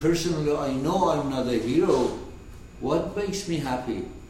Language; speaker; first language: English; non-native, fluent; Persian